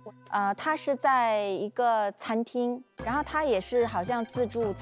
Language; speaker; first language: Chinese; native; Chinese